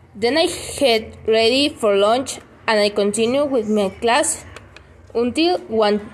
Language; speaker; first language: English; non-native, learner; Spanish